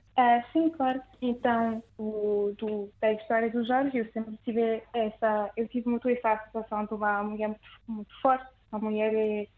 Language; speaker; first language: Portuguese; non-native, fluent; French